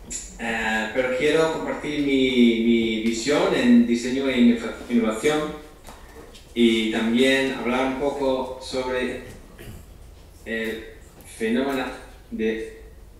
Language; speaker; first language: Spanish; non-native, fluent; Dutch